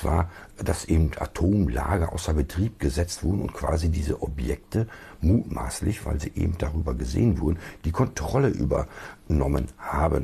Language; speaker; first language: German; native; German